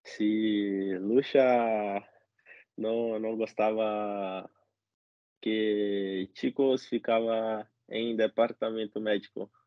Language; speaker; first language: Spanish; non-native, learner; Portuguese